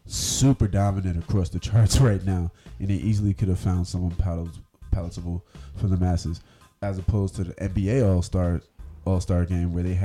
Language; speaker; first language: English; native; English